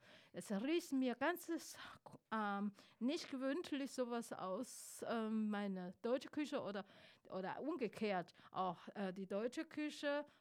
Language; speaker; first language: German; non-native, fluent; Chinese